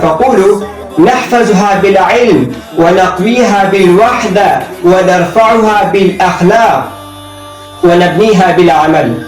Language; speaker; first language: Arabic; non-native, learner; Urdu